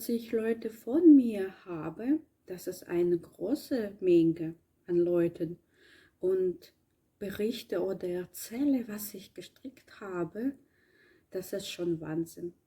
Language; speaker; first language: German; non-native, learner; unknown